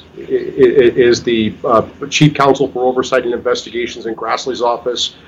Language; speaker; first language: English; native; English